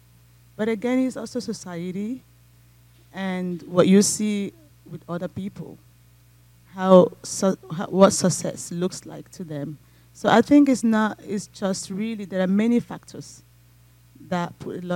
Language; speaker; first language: English; non-native, local second language; Igbo